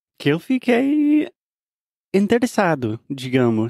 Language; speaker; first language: Portuguese; non-native, fluent; English